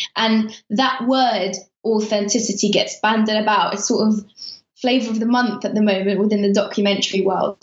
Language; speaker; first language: English; early bilingual, other home language; Persian